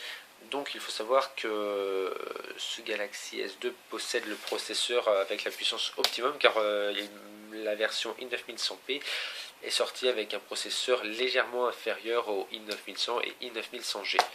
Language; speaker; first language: French; native; French